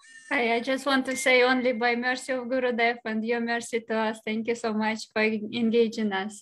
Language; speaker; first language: English; non-native, fluent; Russian